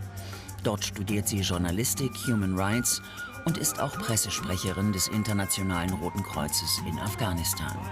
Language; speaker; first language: German; native; German